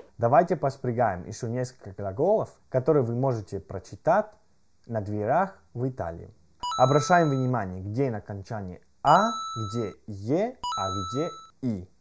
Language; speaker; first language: Russian; non-native, fluent; Italian